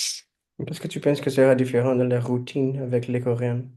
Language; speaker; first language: French; non-native, fluent; Portuguese